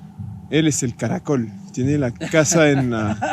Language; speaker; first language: Spanish; non-native, fluent; French